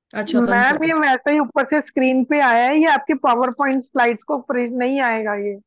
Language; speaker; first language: Hindi; native; Hindi